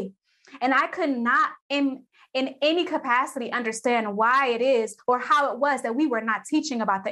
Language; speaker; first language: English; native; English